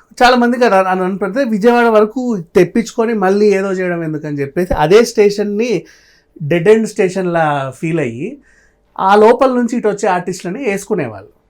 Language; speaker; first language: Telugu; native; Telugu